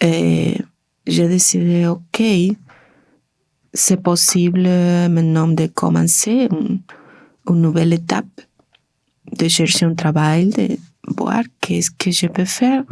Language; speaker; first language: French; non-native, learner; Spanish